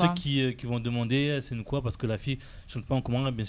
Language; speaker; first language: French; native; French